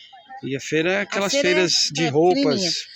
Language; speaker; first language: Portuguese; native; Portuguese